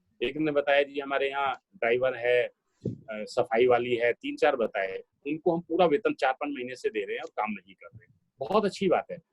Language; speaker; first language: Hindi; native; Hindi